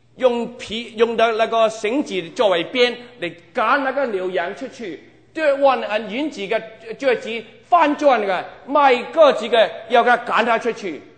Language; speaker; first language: Chinese; non-native, local second language; Cantonese